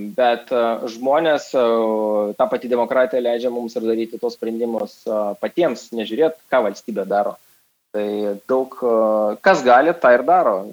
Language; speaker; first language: Lithuanian; non-native, local second language; Russian